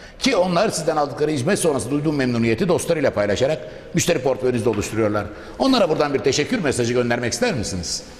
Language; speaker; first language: Turkish; native; Turkish